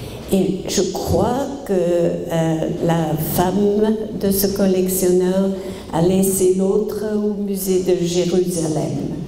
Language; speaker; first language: French; non-native, fluent; German